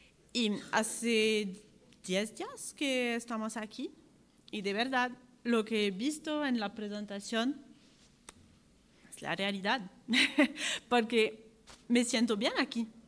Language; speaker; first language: Spanish; non-native, fluent; French